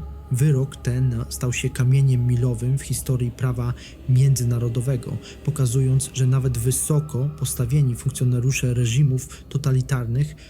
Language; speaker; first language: Polish; native; Polish